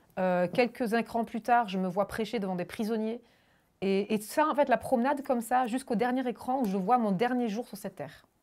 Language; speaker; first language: French; early bilingual, other home language; German